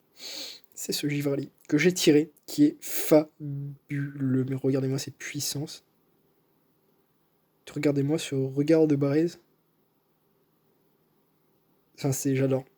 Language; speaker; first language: French; native; French